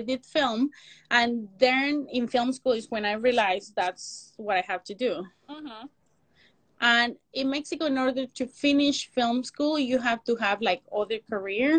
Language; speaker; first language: English; non-native, fluent; Spanish